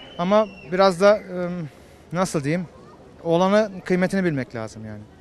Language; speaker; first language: Turkish; early bilingual, heritage; Turkish